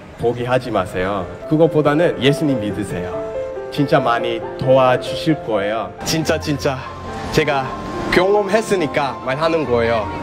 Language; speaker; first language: Korean; non-native, fluent; English